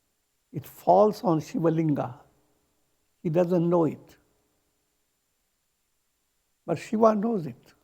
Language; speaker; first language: English; non-native, local second language; Hindi